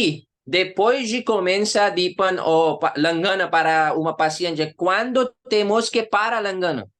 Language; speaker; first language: Portuguese; non-native, learner; Hindi